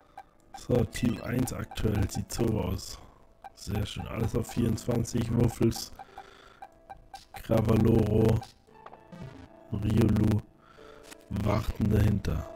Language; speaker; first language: German; native; German